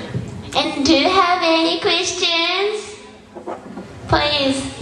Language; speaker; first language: English; non-native, learner; Japanese